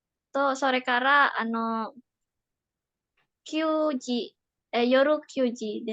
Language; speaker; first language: Japanese; non-native, learner; Indonesian